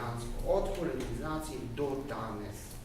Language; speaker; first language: Slovenian; early bilingual, heritage; Arabic